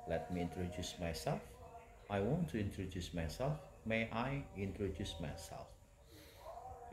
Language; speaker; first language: English; non-native, fluent; Indonesian